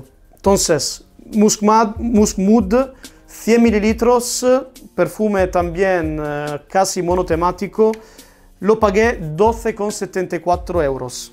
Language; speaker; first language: Spanish; non-native, fluent; Italian